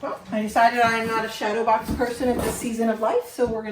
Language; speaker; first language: English; native; English